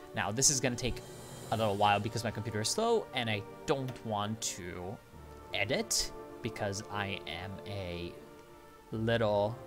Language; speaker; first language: English; native; English